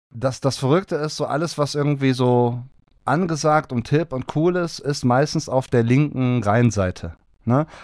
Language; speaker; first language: German; non-native, fluent; Spanish